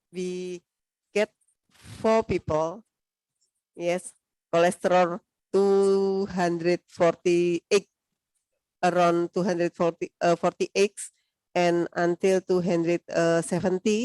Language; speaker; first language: English; non-native, learner; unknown